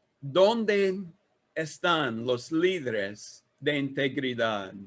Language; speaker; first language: Spanish; non-native, learner; English